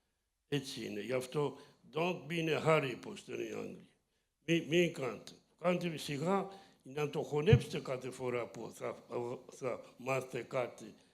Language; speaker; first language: Greek; early bilingual, heritage; Greek